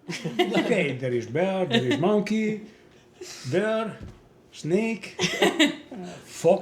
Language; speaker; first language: English; non-native, learner; Italian